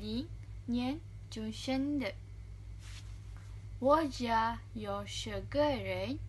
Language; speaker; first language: Chinese; non-native, learner; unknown